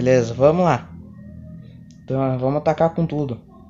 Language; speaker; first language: Portuguese; native; Portuguese